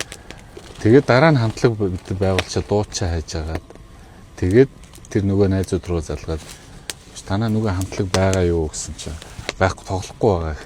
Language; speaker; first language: Mongolian; native; Mongolian